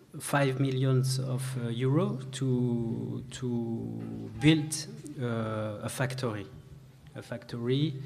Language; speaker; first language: English; non-native, learner; French